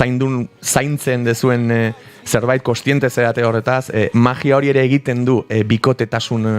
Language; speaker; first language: Basque; native; Basque